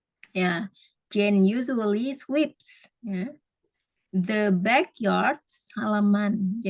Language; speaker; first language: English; non-native, fluent; Indonesian